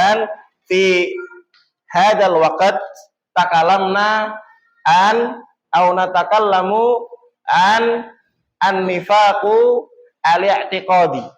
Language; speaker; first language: Arabic; non-native, learner; Indonesian